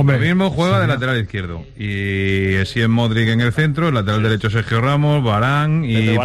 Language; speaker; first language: Spanish; native; Spanish